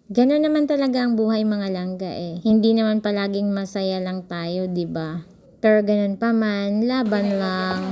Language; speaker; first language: Filipino; non-native, local second language; Hiligaynon